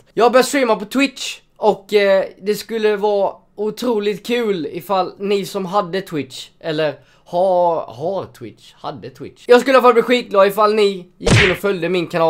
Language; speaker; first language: Swedish; native; Swedish